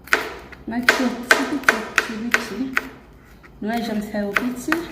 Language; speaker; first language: French; early bilingual, heritage; Haitian Creole